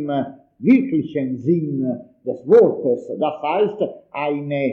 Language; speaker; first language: German; non-native, fluent; Italian